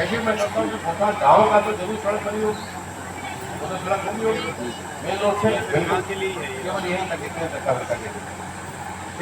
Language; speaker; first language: Hindi; native; Hindi